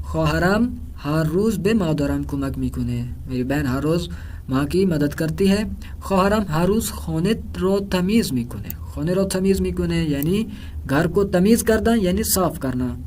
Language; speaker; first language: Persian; non-native, fluent; Urdu